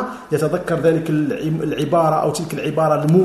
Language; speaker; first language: Arabic; native; Arabic